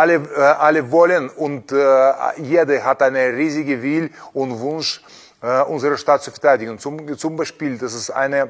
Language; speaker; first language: German; non-native, fluent; Russian